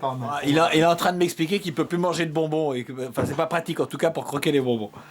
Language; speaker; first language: French; native; French